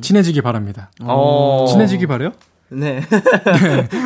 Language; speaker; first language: Korean; native; Korean